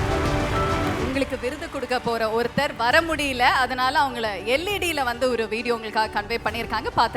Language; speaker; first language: Tamil; native; Tamil